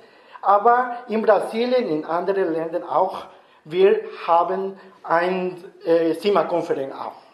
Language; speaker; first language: German; non-native, learner; Spanish